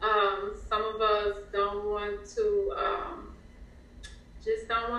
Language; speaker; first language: English; native; English